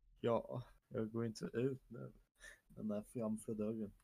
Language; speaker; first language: Swedish; non-native, fluent; German